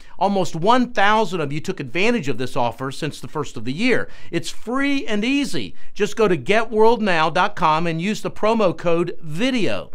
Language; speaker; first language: English; native; English